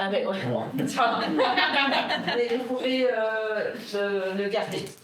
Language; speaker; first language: French; non-native, fluent; English